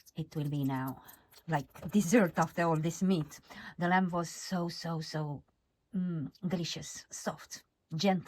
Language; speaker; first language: English; non-native, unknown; Estonian